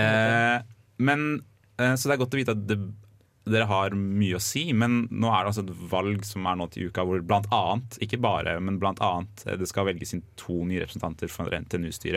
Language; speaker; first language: Norwegian; native; Norwegian